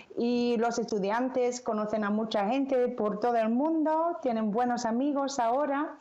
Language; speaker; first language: Spanish; non-native, fluent; English